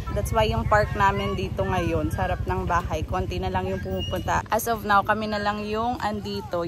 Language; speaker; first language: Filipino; non-native, local second language; Hiligaynon